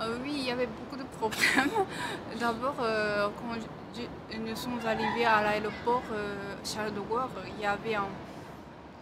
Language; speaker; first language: French; non-native, fluent; Japanese